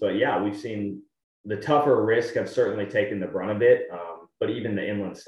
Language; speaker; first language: English; native; English